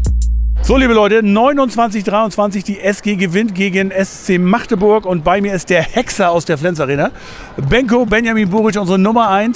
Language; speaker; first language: German; native; German